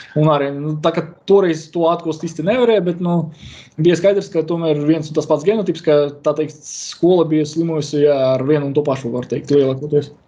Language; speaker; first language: Latvian; non-native, local second language; Russian